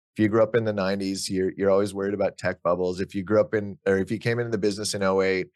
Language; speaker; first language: English; native; English